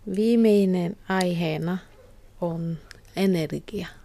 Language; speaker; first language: Finnish; non-native, learner; Korean